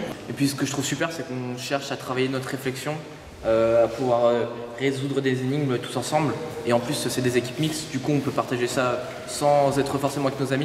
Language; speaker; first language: French; native; French